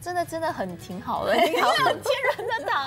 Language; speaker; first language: Chinese; native; Chinese